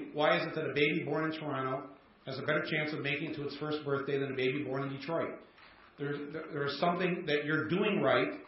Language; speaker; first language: English; native; English